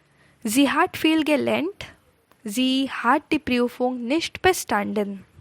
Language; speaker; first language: German; non-native, fluent; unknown